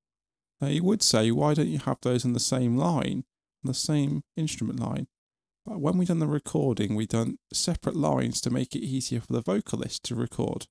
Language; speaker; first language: English; native; English